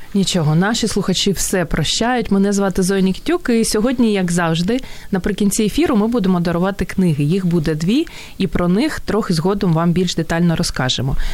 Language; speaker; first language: Ukrainian; native; Ukrainian